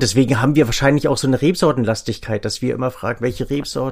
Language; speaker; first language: German; native; German